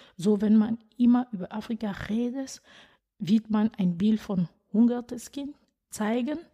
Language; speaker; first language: German; non-native, fluent; French